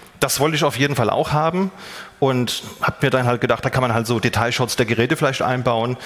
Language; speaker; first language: German; native; German